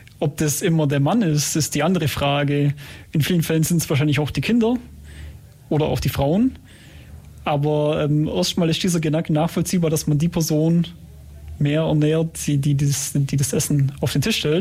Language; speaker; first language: German; native; German